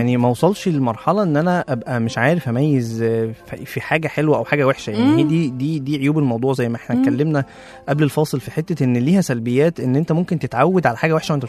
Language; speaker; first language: Arabic; native; Arabic